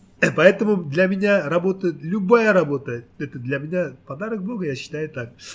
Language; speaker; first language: Russian; non-native, local second language; Tajik